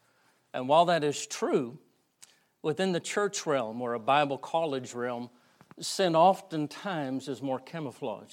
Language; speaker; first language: English; native; English